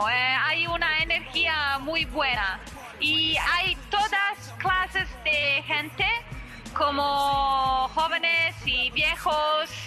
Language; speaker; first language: Spanish; non-native, fluent; Italian